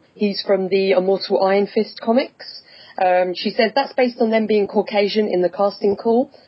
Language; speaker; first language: English; native; English